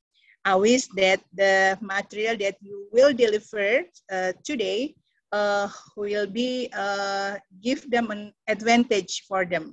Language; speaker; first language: English; non-native, learner; Indonesian